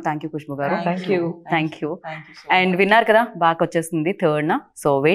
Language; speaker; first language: Telugu; native; Telugu